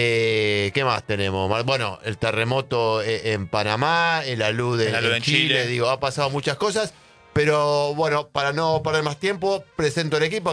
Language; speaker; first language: Spanish; native; Spanish